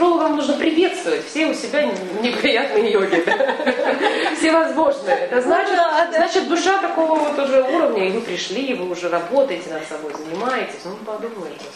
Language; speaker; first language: Russian; native; Russian